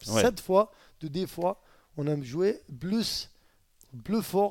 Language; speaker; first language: French; non-native, learner; Arabic